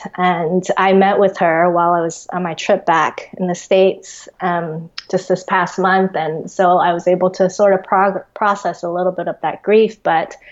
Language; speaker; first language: English; early bilingual, other home language; Chinese